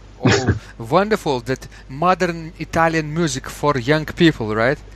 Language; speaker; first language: English; non-native, fluent; Lithuanian